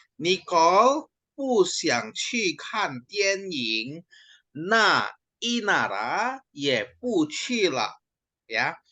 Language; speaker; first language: Chinese; non-native, fluent; Indonesian